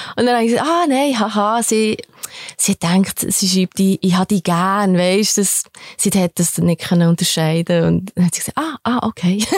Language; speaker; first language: German; early bilingual, other home language; Albanian